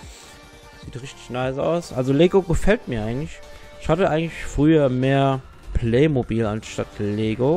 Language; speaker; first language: German; native; German